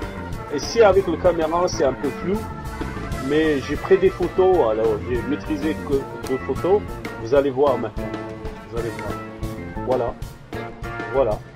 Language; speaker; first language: French; non-native, local second language; Arabic